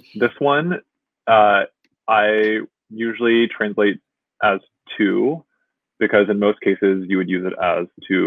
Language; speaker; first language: English; native; English